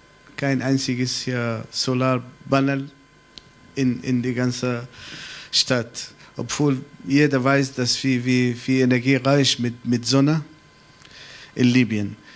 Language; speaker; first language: German; non-native, fluent; Arabic